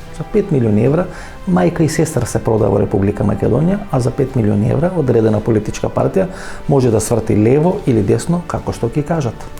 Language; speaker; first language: Macedonian; native; Macedonian